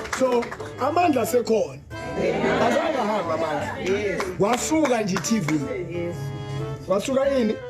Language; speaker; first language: Zulu; non-native, local second language; Southern Sotho